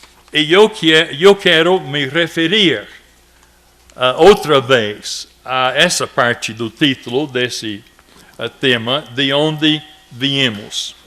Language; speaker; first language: Portuguese; non-native, fluent; English